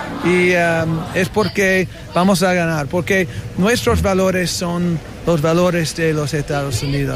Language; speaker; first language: Spanish; non-native, fluent; English